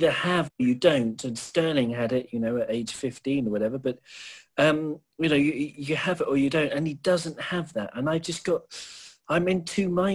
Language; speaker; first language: English; native; English